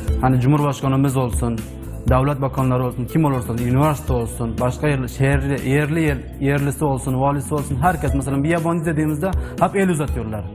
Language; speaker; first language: Turkish; non-native, fluent; Persian